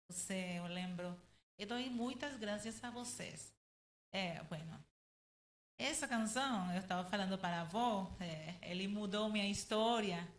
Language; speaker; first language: Portuguese; non-native, learner; Spanish